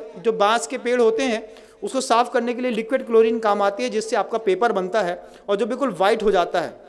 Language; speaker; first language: Hindi; native; Hindi